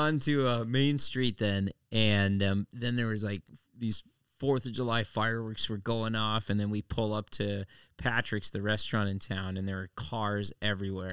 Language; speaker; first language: English; native; English